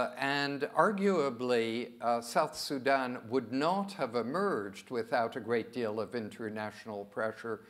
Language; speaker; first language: English; early bilingual, other home language; French